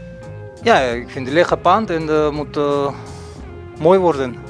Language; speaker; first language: Dutch; non-native, learner; Russian